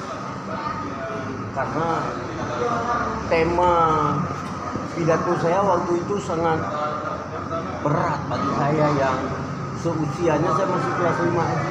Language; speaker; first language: Indonesian; native; Indonesian